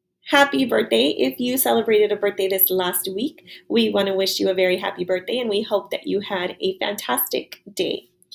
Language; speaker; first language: English; native; English